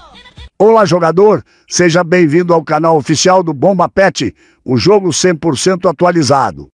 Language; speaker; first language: Portuguese; native; Portuguese